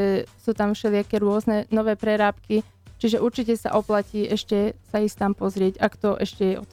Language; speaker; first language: Slovak; native; Slovak